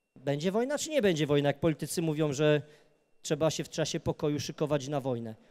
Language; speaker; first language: Polish; native; Polish